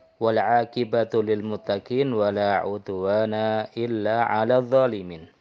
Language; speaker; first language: Arabic; non-native, fluent; Indonesian